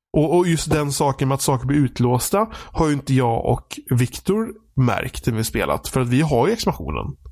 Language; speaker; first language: Swedish; native; Swedish